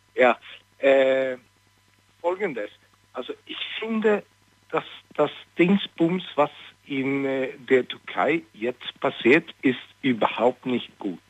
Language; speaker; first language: German; non-native, learner; Swedish